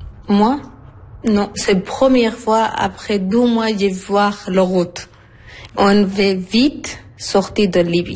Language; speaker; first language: French; non-native, learner; Arabic